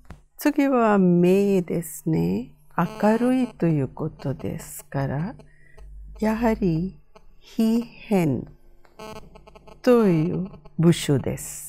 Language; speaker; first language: Japanese; non-native, fluent; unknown